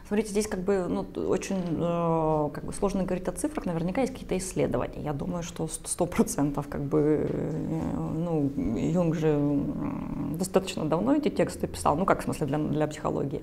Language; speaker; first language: Russian; native; Russian